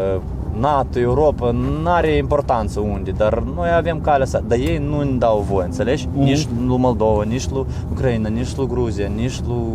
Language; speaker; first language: Romanian; non-native, learner; Ukrainian